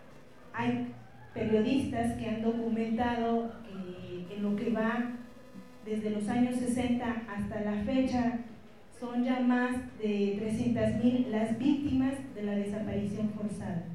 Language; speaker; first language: Spanish; native; Spanish